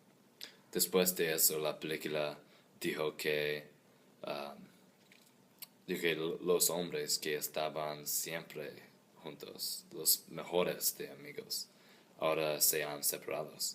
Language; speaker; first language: Spanish; non-native, learner; English